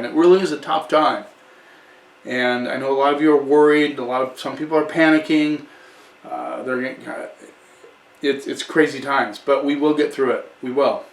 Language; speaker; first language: English; native; English